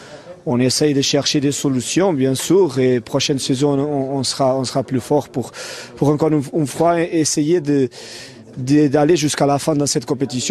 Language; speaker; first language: French; non-native, fluent; Portuguese